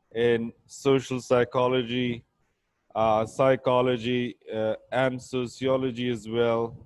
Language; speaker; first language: English; non-native, local second language; Urdu